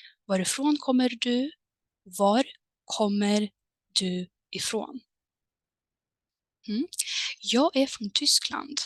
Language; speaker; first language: Swedish; non-native, fluent; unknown